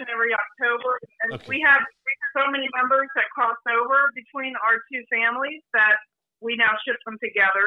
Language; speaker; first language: English; native; English